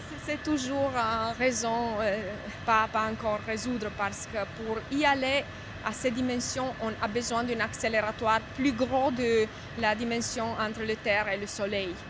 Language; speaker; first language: French; non-native, fluent; Romanian